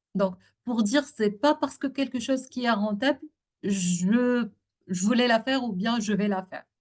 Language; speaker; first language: French; non-native, local second language; Arabic